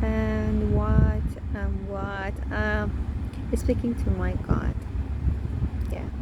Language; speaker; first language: English; non-native, learner; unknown